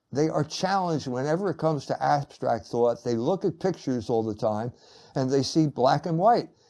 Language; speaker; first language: English; native; English